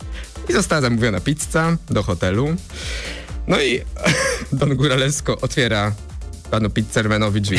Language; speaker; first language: Polish; native; Polish